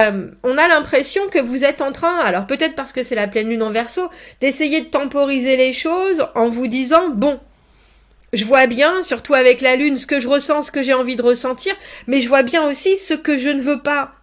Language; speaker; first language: French; native; French